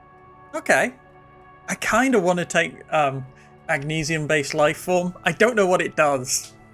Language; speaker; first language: English; native; English